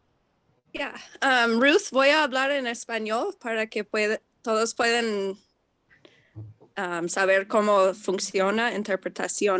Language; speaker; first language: Spanish; non-native, learner; English